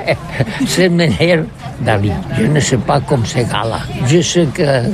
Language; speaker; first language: French; non-native, learner; Catalan